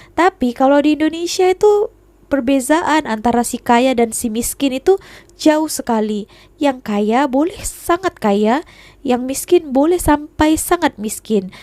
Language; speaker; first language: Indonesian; native; Indonesian